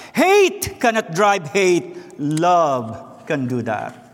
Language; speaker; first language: English; non-native, local second language; Filipino